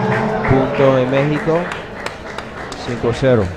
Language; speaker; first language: Spanish; non-native, learner; English